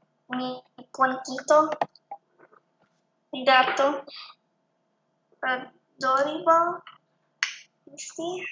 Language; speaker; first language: Spanish; non-native, learner; English